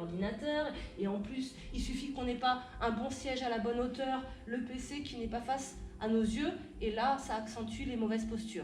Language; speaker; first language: French; native; French